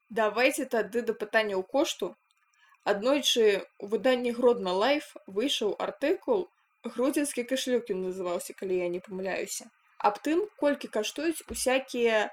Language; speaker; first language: Belarusian; non-native, local second language; Russian